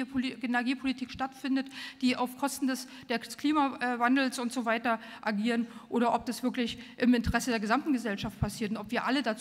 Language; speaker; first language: German; native; German